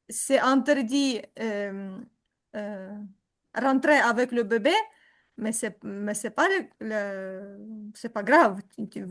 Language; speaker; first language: French; non-native, learner; Ukrainian